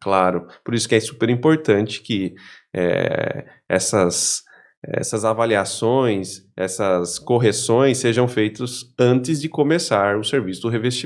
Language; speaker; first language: Portuguese; native; Portuguese